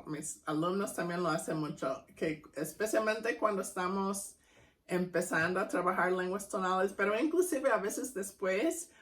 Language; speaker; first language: Spanish; non-native, fluent; English